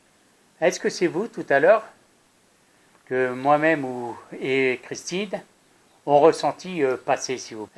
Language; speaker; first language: French; native; French